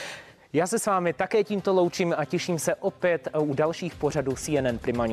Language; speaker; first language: Czech; native; Czech